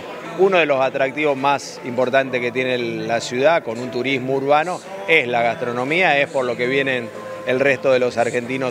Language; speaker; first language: Spanish; native; Spanish